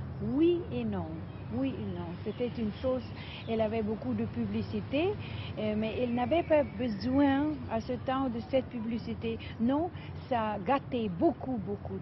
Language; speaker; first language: French; non-native, fluent; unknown